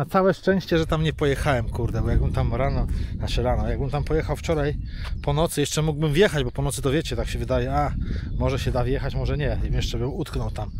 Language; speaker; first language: Polish; native; Polish